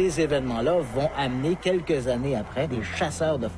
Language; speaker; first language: French; native; French